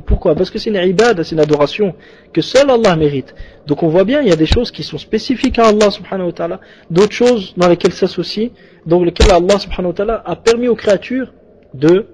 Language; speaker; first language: French; native; French